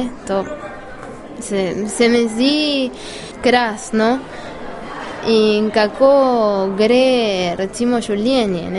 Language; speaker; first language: Slovenian; non-native, learner; Spanish